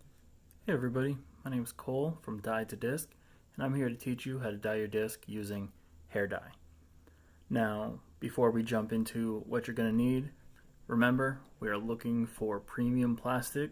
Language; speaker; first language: English; native; English